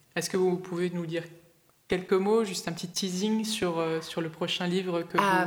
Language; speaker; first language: French; native; French